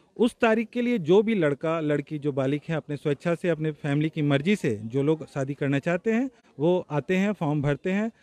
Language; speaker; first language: Hindi; native; Hindi